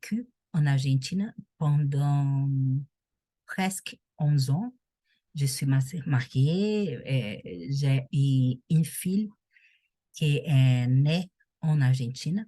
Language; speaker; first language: French; non-native, learner; Portuguese